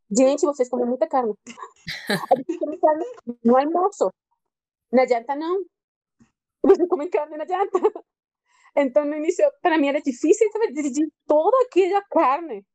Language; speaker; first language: Portuguese; non-native, fluent; Spanish